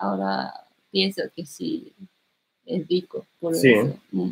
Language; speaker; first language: Spanish; non-native, learner; Japanese